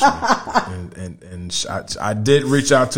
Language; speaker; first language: English; native; English